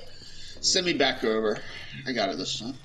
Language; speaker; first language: English; native; English